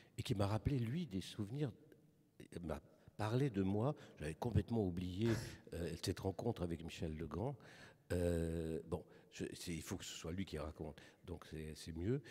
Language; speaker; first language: French; early bilingual, other home language; German